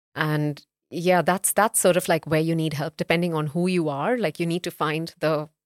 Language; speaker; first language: English; non-native, local second language; Hindi